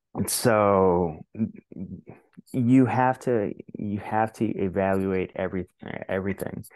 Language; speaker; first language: English; non-native, fluent; Spanish